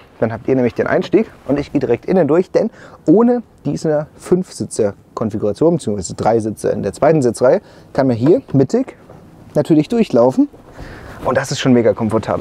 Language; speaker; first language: German; native; German